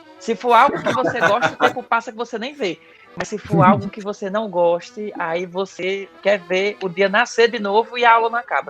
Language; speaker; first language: Portuguese; native; Portuguese